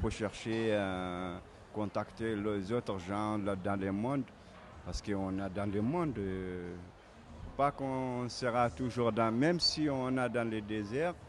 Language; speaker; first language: French; non-native, local second language; Tamasheq